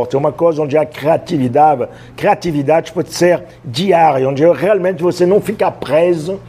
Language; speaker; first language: Portuguese; non-native, fluent; French